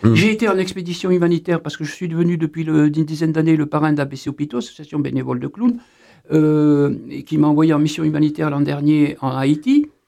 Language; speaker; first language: French; native; French